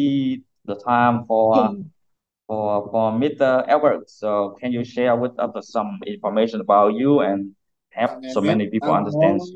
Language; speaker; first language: English; non-native, learner; Vietnamese